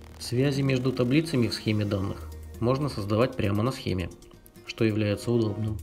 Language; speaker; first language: Russian; native; Russian